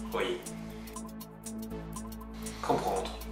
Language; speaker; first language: French; non-native, fluent; English